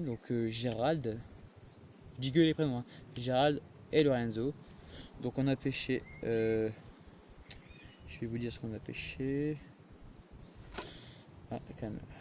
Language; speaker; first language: French; native; French